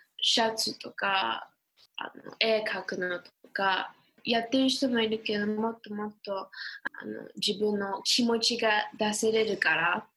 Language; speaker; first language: Japanese; early bilingual, heritage; English